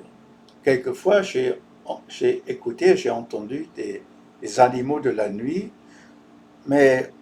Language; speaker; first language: French; non-native, fluent; German